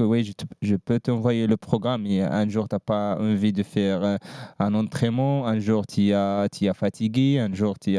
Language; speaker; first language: French; non-native, learner; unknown